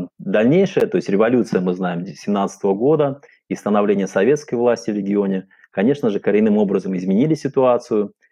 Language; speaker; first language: Russian; non-native, local second language; Uzbek